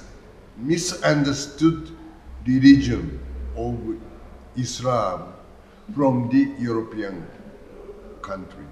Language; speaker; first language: English; non-native, learner; Japanese